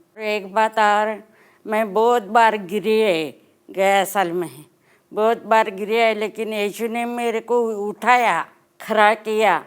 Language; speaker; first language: Hindi; non-native, local second language; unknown